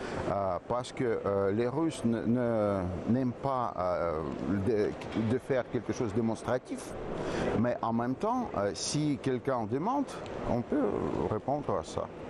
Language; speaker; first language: French; non-native, fluent; Russian